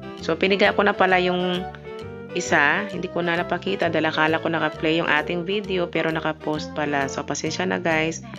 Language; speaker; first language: Filipino; non-native, local second language; Cebuano